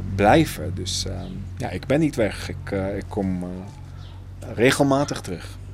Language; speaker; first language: Dutch; non-native, fluent; Hebrew